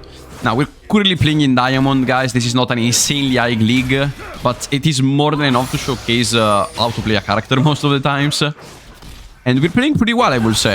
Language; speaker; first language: English; non-native, fluent; Italian